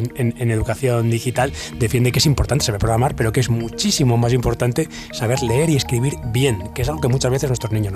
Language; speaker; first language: Spanish; native; Spanish